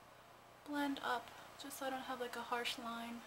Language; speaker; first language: English; native; English